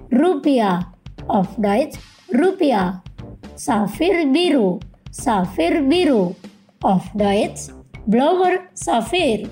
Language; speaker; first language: German; non-native, fluent; Indonesian